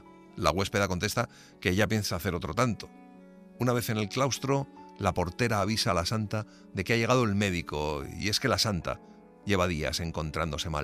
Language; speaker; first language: Spanish; native; Spanish